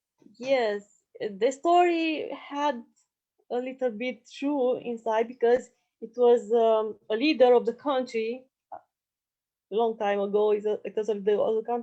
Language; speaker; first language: English; non-native, learner; Romanian